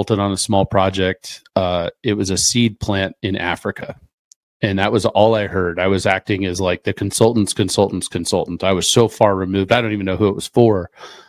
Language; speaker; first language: English; native; English